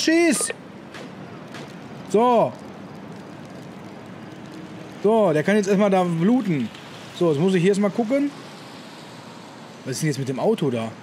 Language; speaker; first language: German; native; German